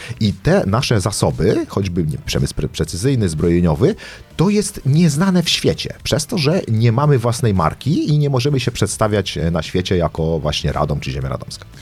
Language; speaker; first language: Polish; native; Polish